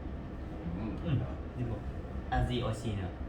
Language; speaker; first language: Japanese; non-native, learner; Vietnamese